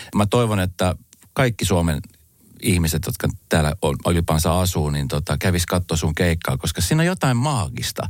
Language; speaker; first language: Finnish; native; Finnish